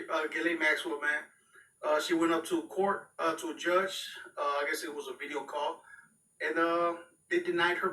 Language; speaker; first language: English; native; English